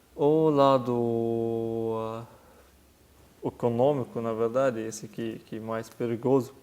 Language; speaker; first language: Portuguese; non-native, fluent; Arabic